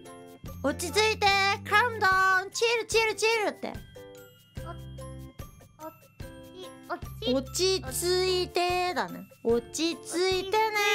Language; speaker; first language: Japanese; native; Japanese